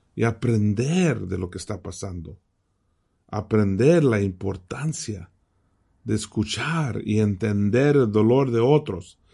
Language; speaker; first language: Spanish; early bilingual, heritage; Spanish